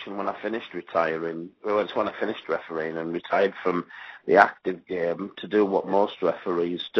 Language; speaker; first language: English; native; English